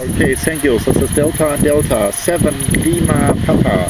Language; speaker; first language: English; non-native, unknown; German